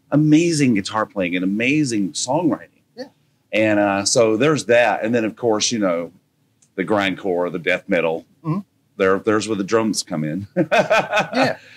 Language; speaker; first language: English; native; English